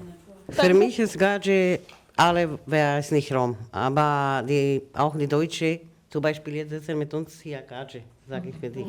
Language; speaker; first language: German; non-native, learner; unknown